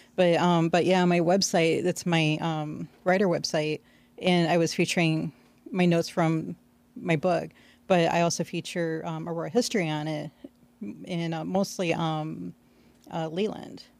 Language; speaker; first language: English; native; English